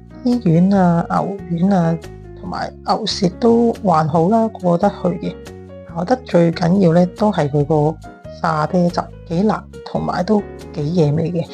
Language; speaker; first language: Chinese; native; Chinese